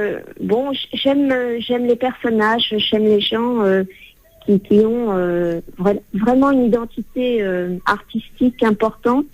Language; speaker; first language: French; native; French